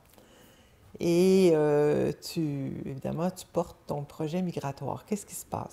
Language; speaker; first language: French; native; French